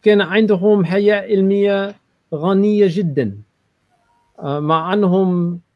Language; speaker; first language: Arabic; non-native, learner; English